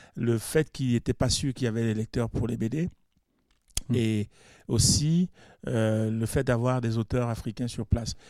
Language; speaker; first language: French; non-native, local second language; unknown